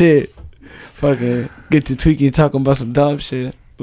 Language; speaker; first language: English; early bilingual, other home language; Rundi